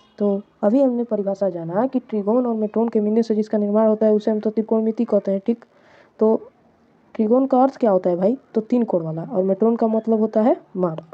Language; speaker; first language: Hindi; native; Hindi